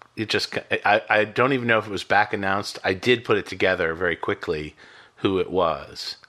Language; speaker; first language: English; native; English